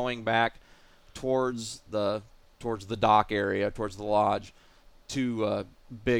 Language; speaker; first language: English; native; English